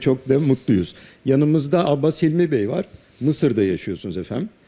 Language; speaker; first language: Turkish; native; Turkish